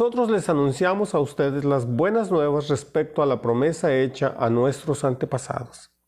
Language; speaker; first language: Spanish; native; Spanish